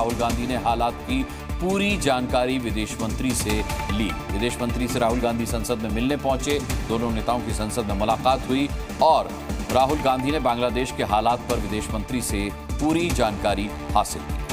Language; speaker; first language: Hindi; native; Hindi